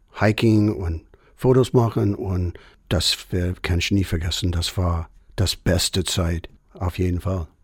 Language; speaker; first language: German; non-native, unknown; English